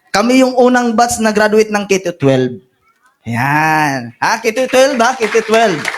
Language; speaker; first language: Filipino; non-native, local second language; Masbatenyo